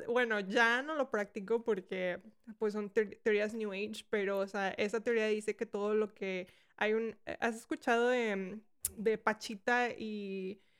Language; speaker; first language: Spanish; early bilingual, heritage; Spanish